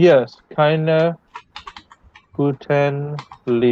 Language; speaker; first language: German; non-native, learner; English